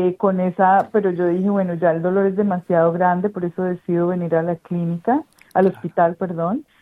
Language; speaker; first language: Spanish; native; Spanish